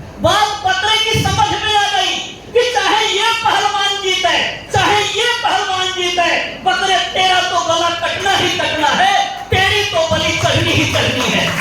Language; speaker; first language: Hindi; native; Hindi